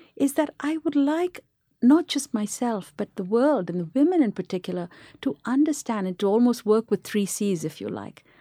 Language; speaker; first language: English; non-native, local second language; Tamil